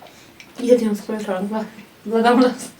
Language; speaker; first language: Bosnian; non-native, learner; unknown